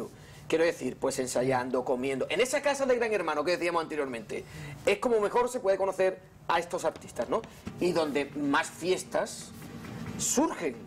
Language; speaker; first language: Spanish; native; Spanish